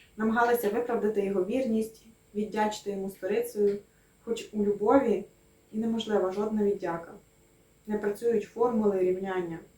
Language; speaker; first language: Ukrainian; native; Ukrainian